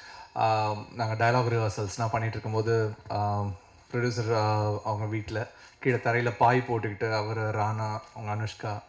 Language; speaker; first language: Tamil; native; Tamil